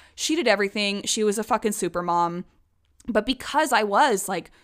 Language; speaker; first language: English; early bilingual, other home language; Czech